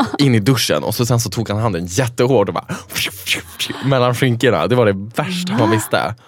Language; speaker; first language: Swedish; early bilingual, other home language; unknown